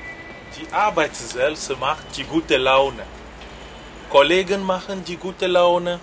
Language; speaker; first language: German; non-native, fluent; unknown